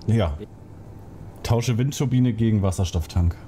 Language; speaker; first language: German; native; German